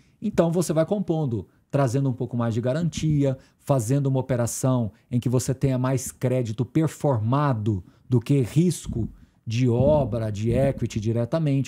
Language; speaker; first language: Portuguese; native; Portuguese